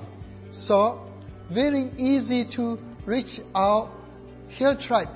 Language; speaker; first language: English; non-native, learner; Burmese